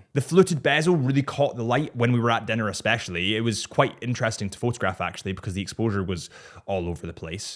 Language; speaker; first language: English; native; English